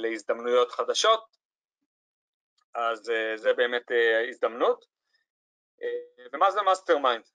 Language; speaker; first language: Hebrew; native; Hebrew